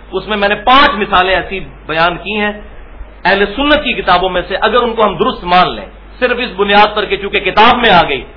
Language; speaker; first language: Urdu; non-native, local second language; Punjabi